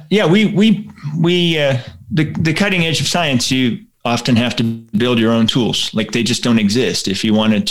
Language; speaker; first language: English; native; English